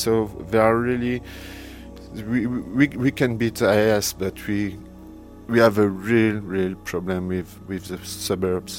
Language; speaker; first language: English; non-native, fluent; French